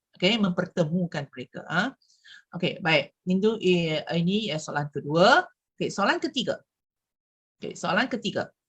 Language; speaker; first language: Malay; non-native, local second language; Chinese